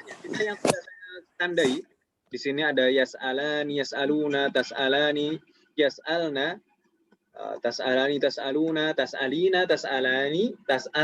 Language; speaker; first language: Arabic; non-native, fluent; Indonesian